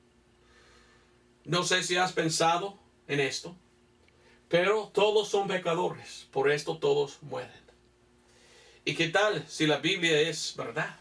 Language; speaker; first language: Spanish; non-native, fluent; English